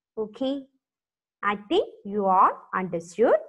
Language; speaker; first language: English; non-native, local second language; Malayalam